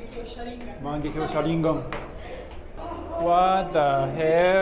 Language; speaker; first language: English; non-native, fluent; Japanese